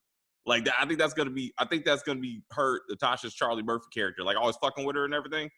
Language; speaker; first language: English; native; English